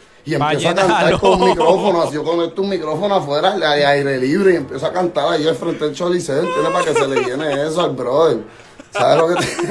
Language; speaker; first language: Spanish; native; Spanish